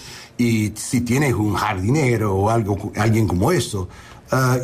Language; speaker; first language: Spanish; early bilingual, heritage; English